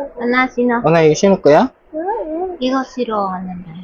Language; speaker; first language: Korean; non-native, learner; Vietnamese